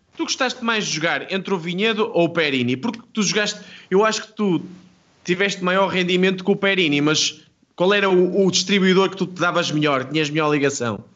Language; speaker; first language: Portuguese; native; Portuguese